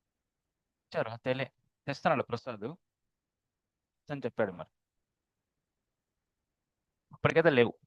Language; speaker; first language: Telugu; native; Telugu